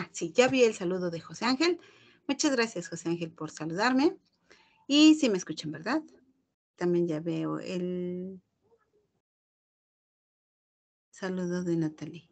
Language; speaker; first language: Spanish; native; Spanish